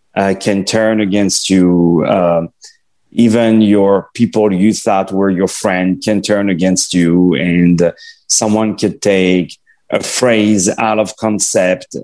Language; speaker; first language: English; non-native, fluent; French